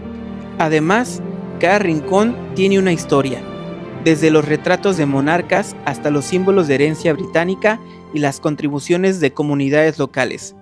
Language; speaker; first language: Spanish; native; Spanish